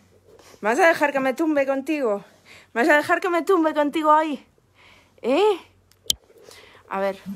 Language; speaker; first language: Spanish; native; Spanish